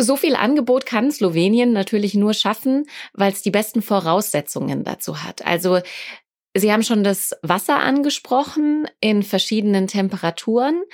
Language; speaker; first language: German; native; German